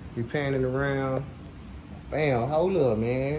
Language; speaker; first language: English; native; English